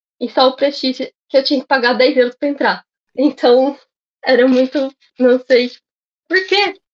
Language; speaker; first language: Portuguese; native; Portuguese